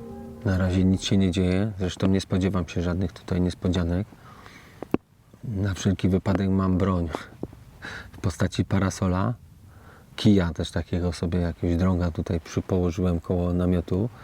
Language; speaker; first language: Polish; native; Polish